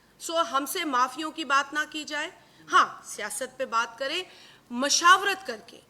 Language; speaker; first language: Urdu; non-native, local second language; Sindhi